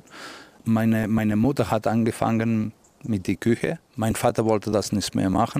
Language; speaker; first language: German; non-native, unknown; Catalan